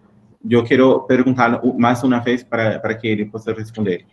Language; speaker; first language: Spanish; non-native, learner; Portuguese